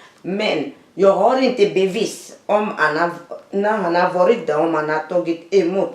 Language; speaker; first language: Swedish; non-native, learner; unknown